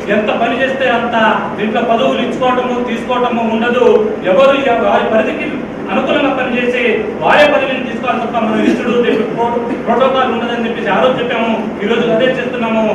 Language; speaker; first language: Telugu; non-native, local second language; Lambadi